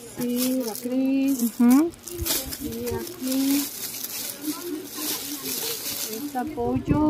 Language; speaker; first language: Spanish; non-native, learner; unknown